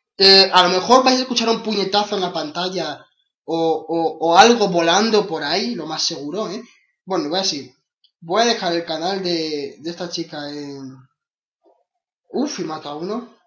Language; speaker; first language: Spanish; native; Spanish